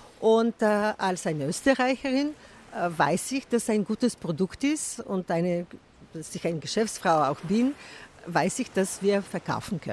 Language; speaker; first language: German; non-native, fluent; Bulgarian